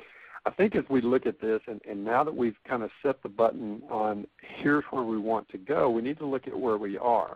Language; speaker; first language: English; native; English